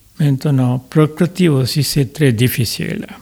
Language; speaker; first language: French; non-native, fluent; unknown